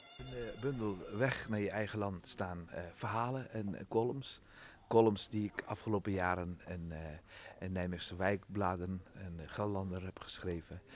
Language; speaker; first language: Dutch; non-native, fluent; Persian